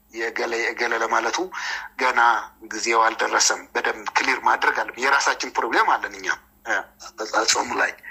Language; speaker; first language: Amharic; non-native, local second language; Tigrinya